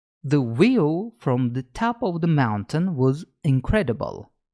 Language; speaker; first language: English; non-native, fluent; Turkish